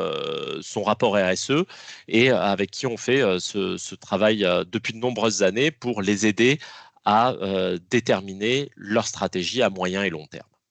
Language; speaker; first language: French; native; French